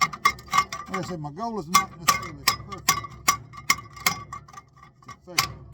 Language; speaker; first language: English; native; English